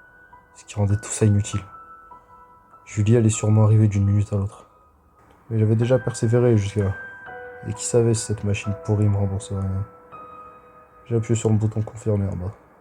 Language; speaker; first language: French; native; French